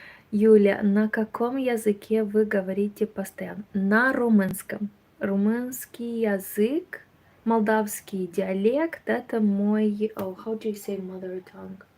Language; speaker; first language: Russian; non-native, learner; Romanian